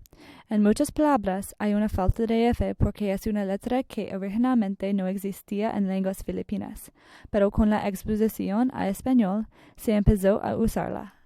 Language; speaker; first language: Spanish; non-native, learner; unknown